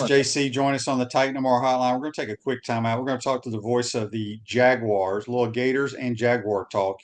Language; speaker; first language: English; native; English